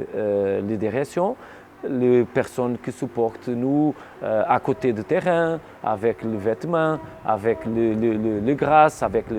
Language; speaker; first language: French; non-native, learner; Portuguese